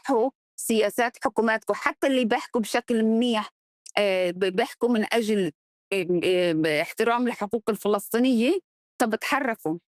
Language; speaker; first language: Arabic; early bilingual, heritage; Arabic